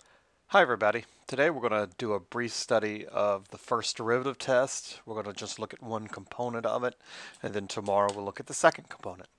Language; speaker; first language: English; native; English